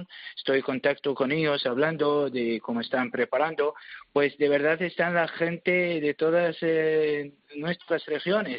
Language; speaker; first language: Spanish; non-native, learner; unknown